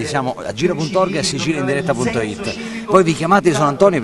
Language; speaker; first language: Italian; native; Italian